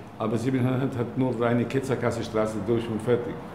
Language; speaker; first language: German; non-native, learner; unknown